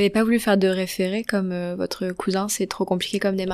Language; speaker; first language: French; native; French